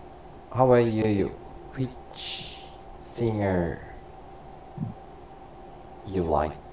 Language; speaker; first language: English; non-native, learner; Korean